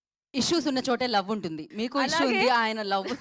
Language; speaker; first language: Telugu; native; Telugu